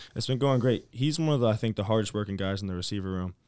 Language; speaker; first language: English; native; English